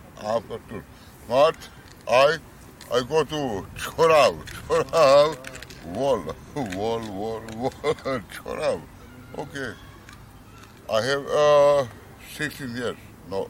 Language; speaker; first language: English; non-native, learner; Romany